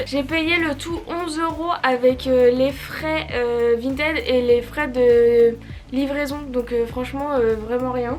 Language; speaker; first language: French; native; French